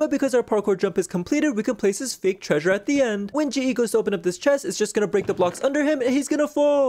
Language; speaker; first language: English; native; English